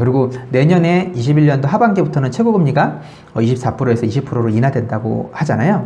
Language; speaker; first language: Korean; native; Korean